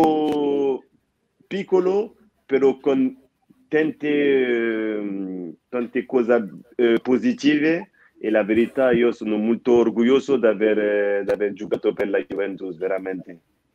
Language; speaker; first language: Italian; non-native, fluent; French